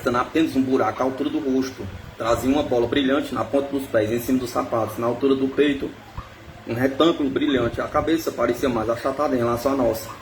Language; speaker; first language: Portuguese; native; Portuguese